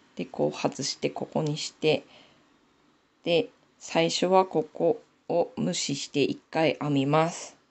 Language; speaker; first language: Japanese; native; Japanese